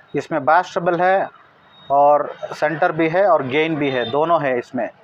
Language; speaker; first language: Hindi; non-native, local second language; Telugu